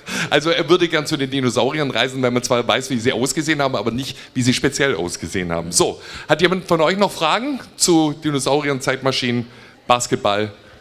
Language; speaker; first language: German; native; German